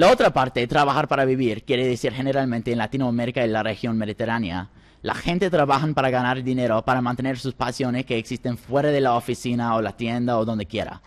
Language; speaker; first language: Spanish; non-native, fluent; English